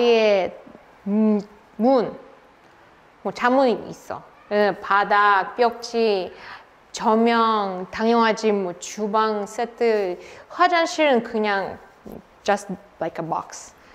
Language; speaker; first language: Korean; non-native, fluent; Russian